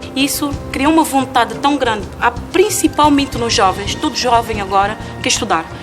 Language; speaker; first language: Portuguese; native; Portuguese